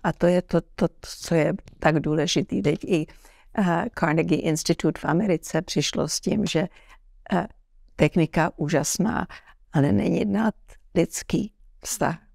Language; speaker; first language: Czech; early bilingual, heritage; Czech